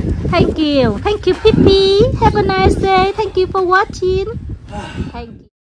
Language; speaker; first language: English; non-native, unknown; Vietnamese